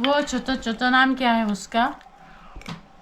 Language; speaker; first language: Hindi; non-native, learner; Tajik